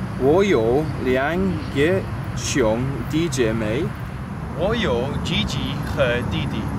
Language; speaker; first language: Chinese; non-native, learner; English